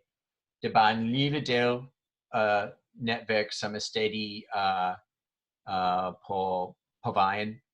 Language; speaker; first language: Danish; non-native, fluent; English